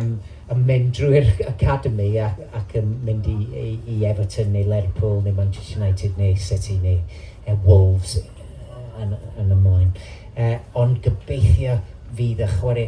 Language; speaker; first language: Welsh; non-native, local second language; English